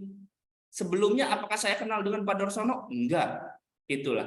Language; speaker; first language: Indonesian; native; Indonesian